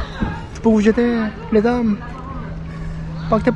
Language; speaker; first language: French; non-native, learner; Korean